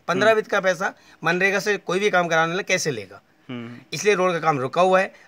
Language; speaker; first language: Hindi; native; Hindi